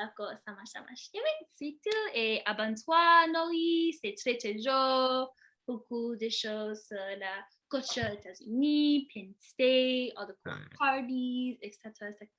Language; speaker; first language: French; non-native, learner; English